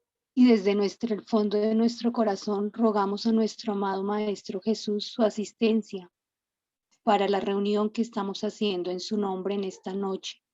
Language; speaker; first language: Spanish; native; Spanish